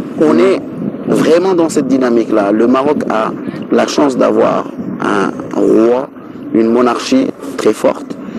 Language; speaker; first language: French; non-native, local second language; Wolof